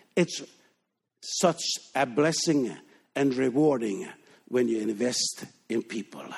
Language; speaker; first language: English; non-native, fluent; Danish